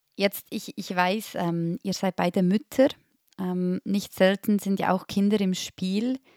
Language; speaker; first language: German; native; German